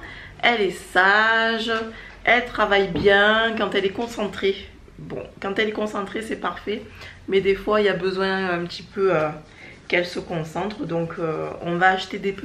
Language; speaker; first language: French; native; French